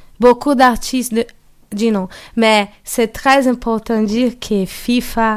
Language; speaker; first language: French; non-native, learner; Portuguese